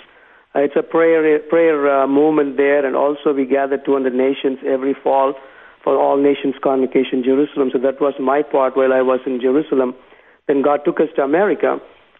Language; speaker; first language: English; non-native, local second language; Tamil